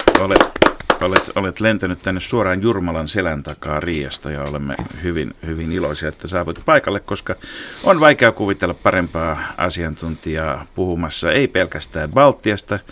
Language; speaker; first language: Finnish; native; Finnish